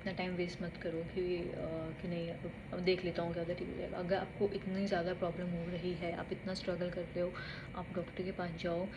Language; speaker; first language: Hindi; native; Hindi